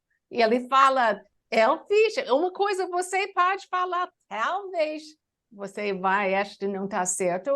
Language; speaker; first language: Portuguese; non-native, learner; English